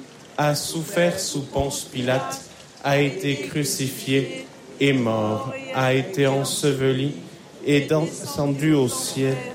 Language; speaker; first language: French; native; French